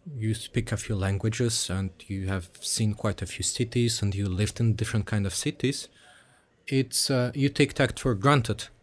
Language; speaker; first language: English; early bilingual, other home language; Russian